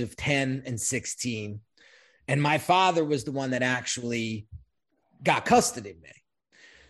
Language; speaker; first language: English; native; English